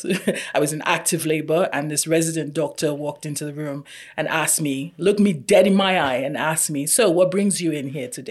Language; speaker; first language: English; non-native, local second language; Yoruba